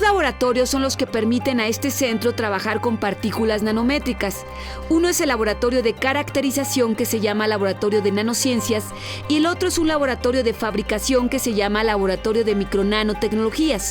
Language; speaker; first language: Spanish; native; Spanish